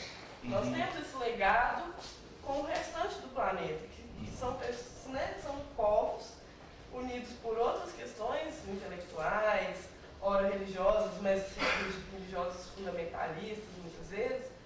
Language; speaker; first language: Portuguese; native; Portuguese